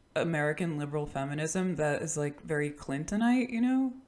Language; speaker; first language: English; early bilingual, other home language; Russian